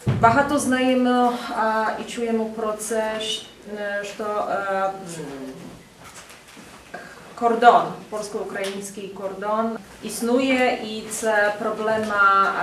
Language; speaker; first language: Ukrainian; non-native, fluent; Polish